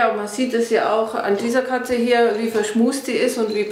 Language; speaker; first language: German; native; German